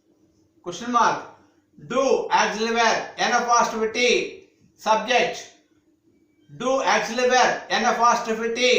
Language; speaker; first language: English; non-native, local second language; Telugu